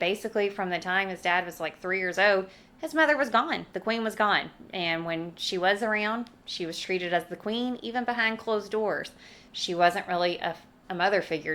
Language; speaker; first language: English; native; English